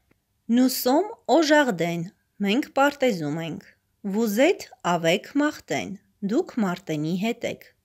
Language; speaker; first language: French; non-native, fluent; Armenian